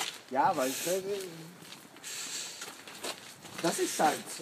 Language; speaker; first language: German; non-native, learner; Spanish